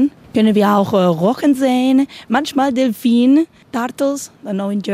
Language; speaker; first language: German; non-native, fluent; Spanish